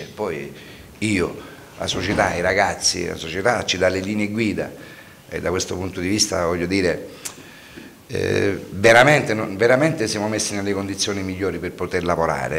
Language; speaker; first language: Italian; native; Italian